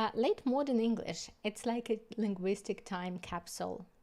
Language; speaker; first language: English; non-native, fluent; Russian